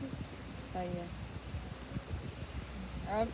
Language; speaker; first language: French; native; French